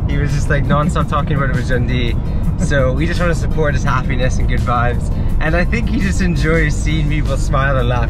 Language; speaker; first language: English; non-native, fluent; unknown